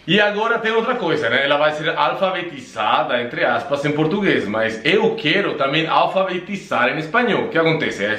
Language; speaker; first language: Portuguese; non-native, fluent; Spanish